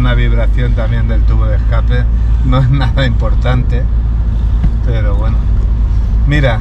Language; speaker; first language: Spanish; native; Spanish